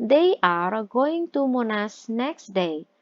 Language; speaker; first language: English; non-native, fluent; Indonesian